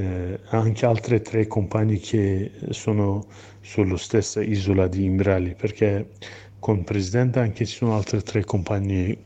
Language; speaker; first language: Italian; non-native, learner; Kurdish